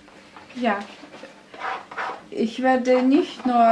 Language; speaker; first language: German; non-native, fluent; Russian